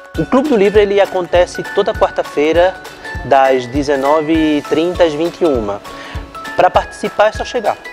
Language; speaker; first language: Portuguese; native; Portuguese